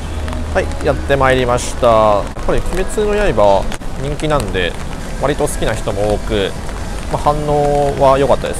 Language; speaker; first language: Japanese; native; Japanese